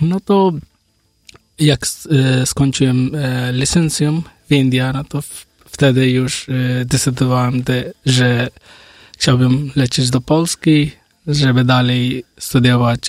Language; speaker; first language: Polish; non-native, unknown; Hindi